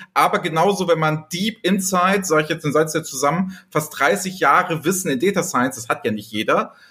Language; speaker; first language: German; native; German